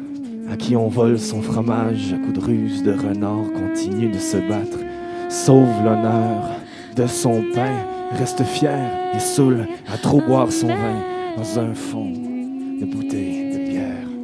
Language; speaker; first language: French; native; French